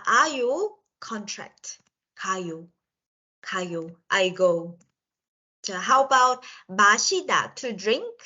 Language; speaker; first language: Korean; native; Korean